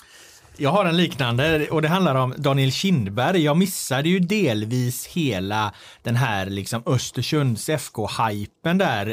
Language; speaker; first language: Swedish; native; Swedish